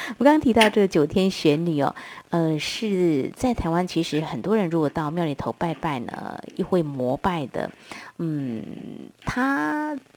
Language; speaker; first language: Chinese; non-native, local second language; Min Nan Chinese